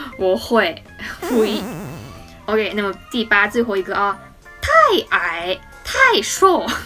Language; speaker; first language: Chinese; non-native, fluent; Japanese